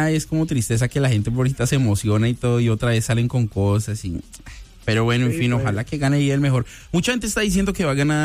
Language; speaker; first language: Spanish; native; Spanish